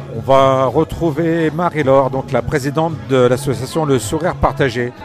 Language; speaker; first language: French; native; French